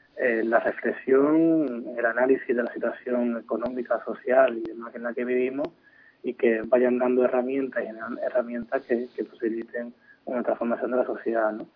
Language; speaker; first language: Spanish; native; Spanish